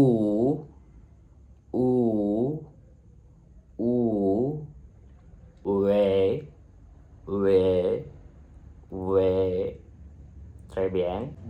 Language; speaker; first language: French; non-native, fluent; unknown